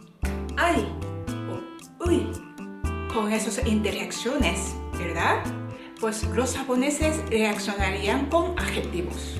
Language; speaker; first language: Spanish; non-native, fluent; Japanese